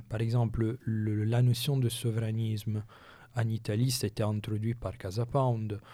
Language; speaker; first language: French; non-native, local second language; Italian